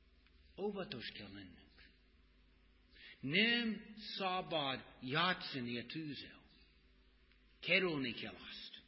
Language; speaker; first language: Hungarian; non-native, fluent; English